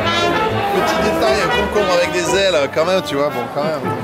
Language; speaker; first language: French; native; French